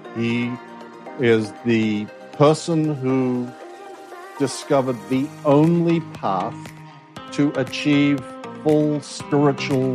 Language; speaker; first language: English; native; English